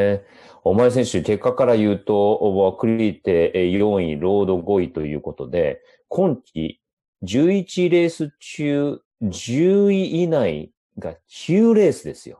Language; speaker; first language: Japanese; native; Japanese